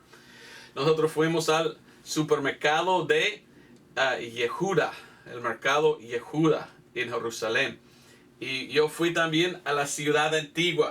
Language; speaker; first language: Spanish; non-native, fluent; English